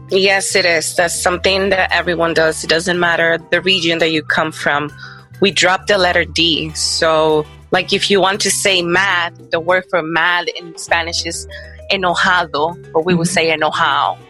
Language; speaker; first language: English; non-native, fluent; Spanish